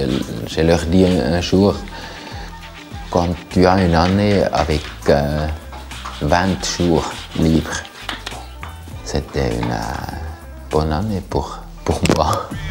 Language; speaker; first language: French; non-native, learner; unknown